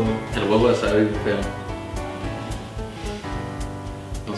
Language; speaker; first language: Spanish; native; Spanish